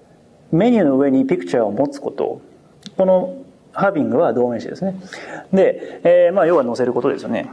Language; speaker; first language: Japanese; native; Japanese